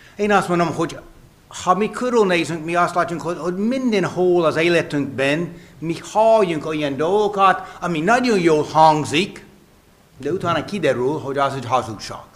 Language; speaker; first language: Hungarian; non-native, fluent; English